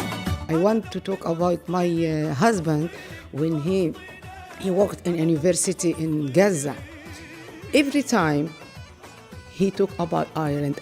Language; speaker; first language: English; non-native, learner; Arabic